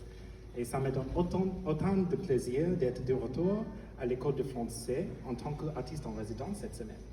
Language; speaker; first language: French; non-native, fluent; English